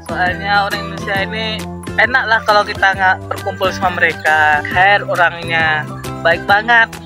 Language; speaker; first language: Indonesian; non-native, fluent; Western Cham